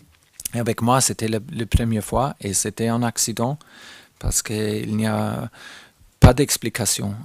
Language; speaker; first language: French; non-native, fluent; German